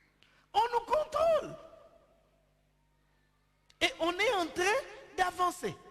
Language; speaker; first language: French; non-native, local second language; Lingala